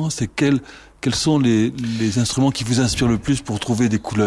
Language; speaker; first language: French; native; French